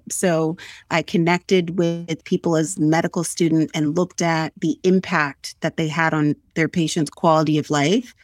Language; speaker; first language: English; native; English